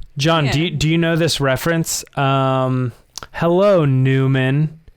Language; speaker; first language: English; native; English